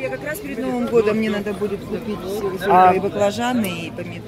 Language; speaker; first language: Russian; native; Russian